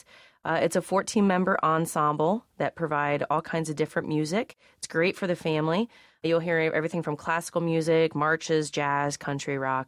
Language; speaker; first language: English; native; English